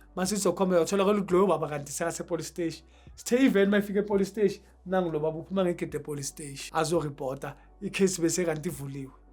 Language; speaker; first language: Zulu; native; Zulu